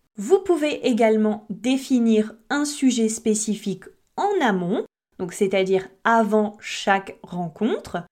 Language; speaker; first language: French; native; French